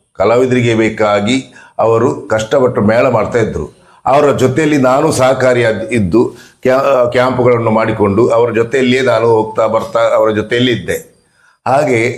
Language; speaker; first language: Kannada; non-native, local second language; Tulu